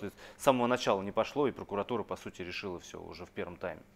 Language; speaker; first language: Russian; native; Russian